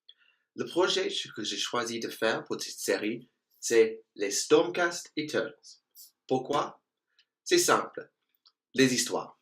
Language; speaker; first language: French; non-native, learner; English